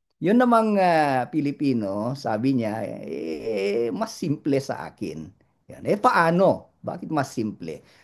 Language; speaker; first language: Filipino; non-native, local second language; Iloko